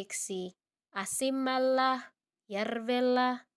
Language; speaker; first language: Finnish; non-native, learner; Cebuano